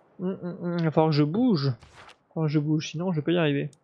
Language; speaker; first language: French; native; French